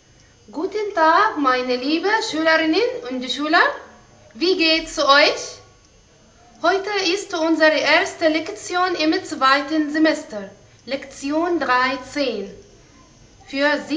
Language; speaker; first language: German; non-native, fluent; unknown